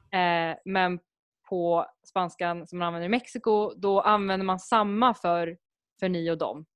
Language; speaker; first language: Swedish; native; Swedish